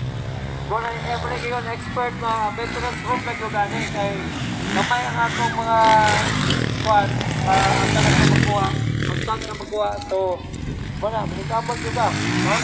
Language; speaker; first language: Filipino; non-native, local second language; Cebuano